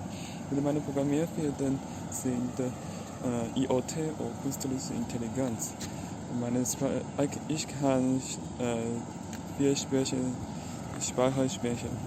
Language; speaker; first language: German; non-native, learner; Chinese